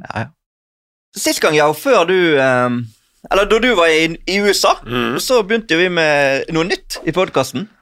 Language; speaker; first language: Norwegian; native; Norwegian